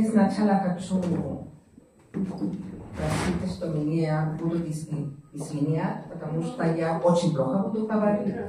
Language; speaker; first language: Russian; non-native, learner; Spanish